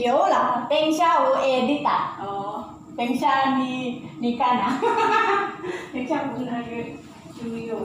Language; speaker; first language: Chinese; non-native, learner; Filipino